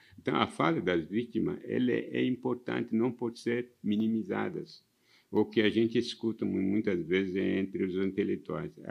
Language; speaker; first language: Portuguese; non-native, fluent; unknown